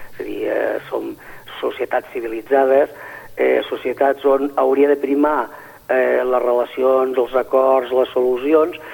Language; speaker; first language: Catalan; native; Catalan